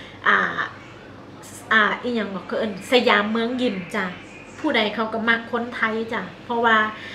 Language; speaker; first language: Thai; native; Thai